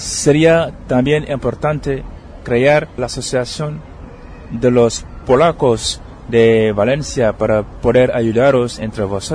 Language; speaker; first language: Spanish; non-native, fluent; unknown